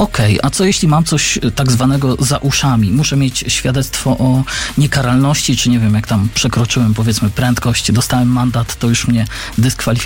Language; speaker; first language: Polish; native; Polish